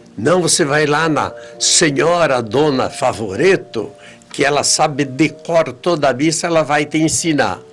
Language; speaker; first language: Portuguese; early bilingual, other home language; Polish